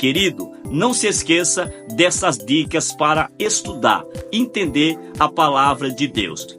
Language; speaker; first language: Portuguese; native; Portuguese